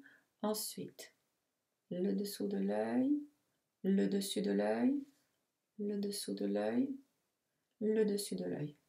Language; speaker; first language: French; non-native, fluent; Italian